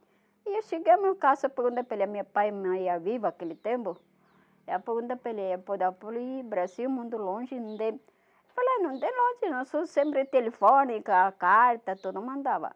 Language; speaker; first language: Portuguese; non-native, learner; Malayalam